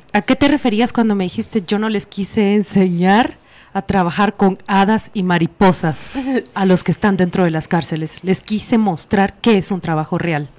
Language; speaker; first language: Spanish; native; Spanish